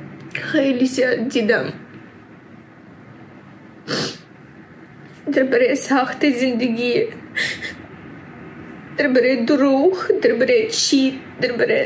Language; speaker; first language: Persian; early bilingual, heritage; Persian